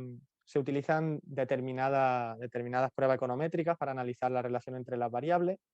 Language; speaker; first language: Spanish; native; Spanish